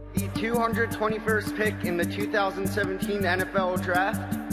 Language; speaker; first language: English; non-native, fluent; Samoan